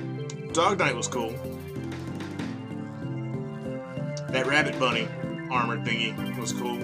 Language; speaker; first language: English; native; English